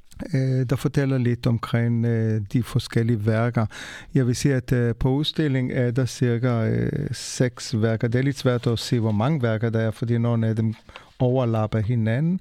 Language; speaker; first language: Danish; non-native, fluent; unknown